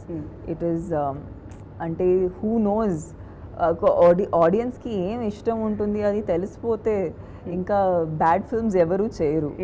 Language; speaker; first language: Telugu; non-native, fluent; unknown